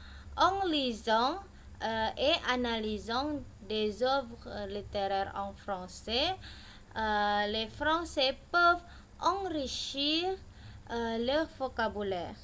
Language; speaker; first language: French; non-native, learner; Indonesian